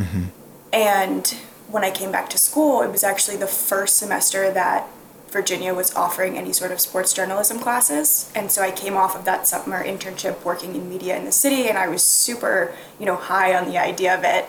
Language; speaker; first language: English; native; English